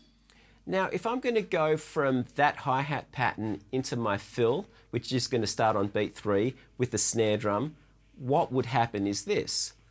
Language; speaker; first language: English; native; English